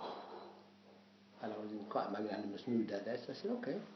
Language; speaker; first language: English; native; English